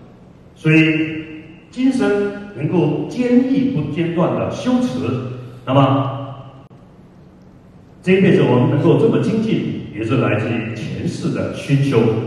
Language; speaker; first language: Chinese; native; Chinese